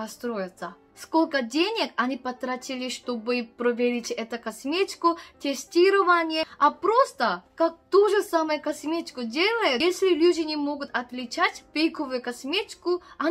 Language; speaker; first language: Russian; non-native, learner; Korean